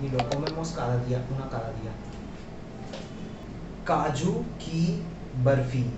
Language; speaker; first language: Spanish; non-native, fluent; Hindi